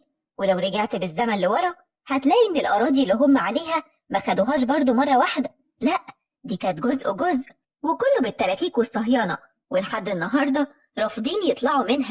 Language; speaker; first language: Arabic; native; Arabic